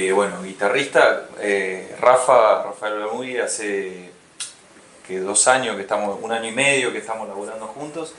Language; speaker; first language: Spanish; native; Spanish